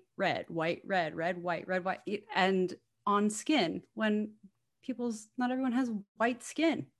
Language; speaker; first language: English; native; English